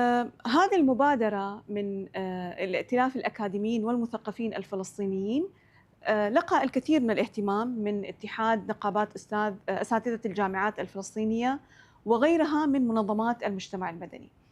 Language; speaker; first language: Arabic; native; Arabic